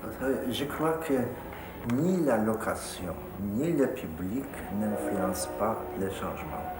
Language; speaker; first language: French; non-native, fluent; Polish